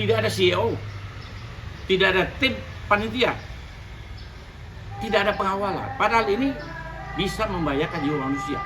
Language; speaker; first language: Indonesian; native; Indonesian